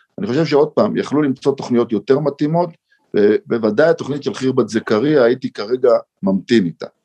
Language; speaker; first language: Hebrew; native; Hebrew